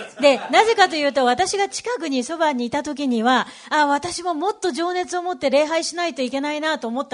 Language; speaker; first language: Japanese; native; Japanese